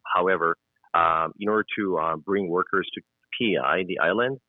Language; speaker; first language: English; non-native, fluent; Korean